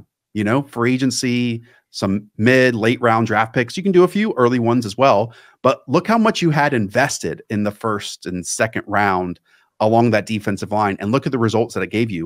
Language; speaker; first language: English; native; English